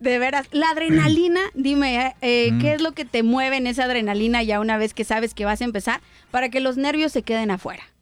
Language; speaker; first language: Spanish; native; Spanish